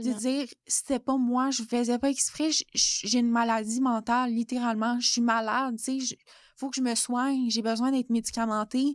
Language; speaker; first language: French; native; French